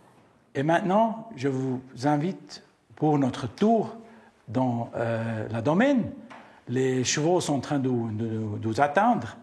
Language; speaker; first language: French; early bilingual, heritage; Spanish